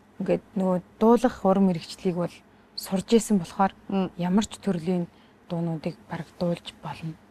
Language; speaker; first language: Mongolian; native; Mongolian